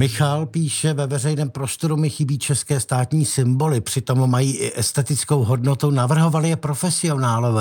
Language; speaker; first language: Czech; native; Czech